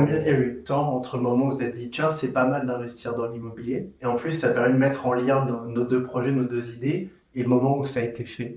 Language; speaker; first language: French; native; French